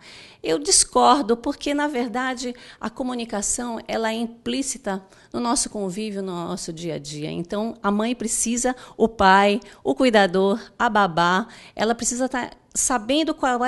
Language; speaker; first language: Portuguese; native; Portuguese